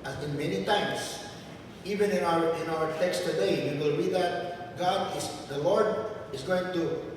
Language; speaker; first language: English; non-native, local second language; Filipino